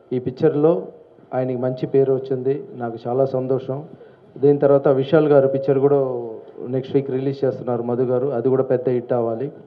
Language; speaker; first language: Telugu; non-native, local second language; Tamil